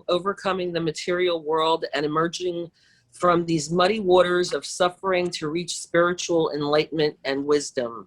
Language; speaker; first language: English; native; English